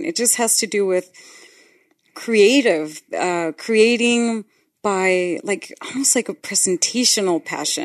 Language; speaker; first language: English; non-native, fluent; Spanish